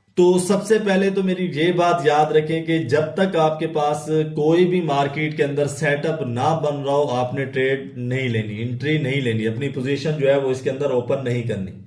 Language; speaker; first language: Urdu; non-native, local second language; Punjabi